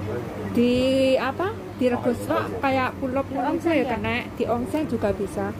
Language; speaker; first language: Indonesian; non-native, local second language; Javanese